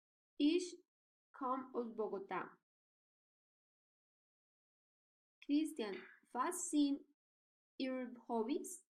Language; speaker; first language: German; non-native, learner; Spanish